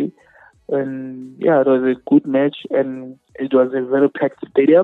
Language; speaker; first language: English; non-native, local second language; Northern Sotho